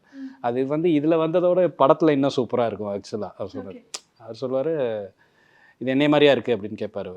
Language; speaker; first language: Tamil; native; Tamil